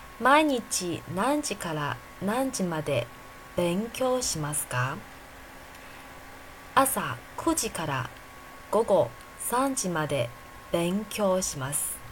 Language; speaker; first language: Japanese; non-native, fluent; Chinese